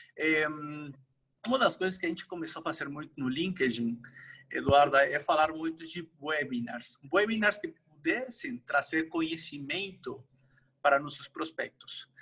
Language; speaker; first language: Portuguese; non-native, fluent; Spanish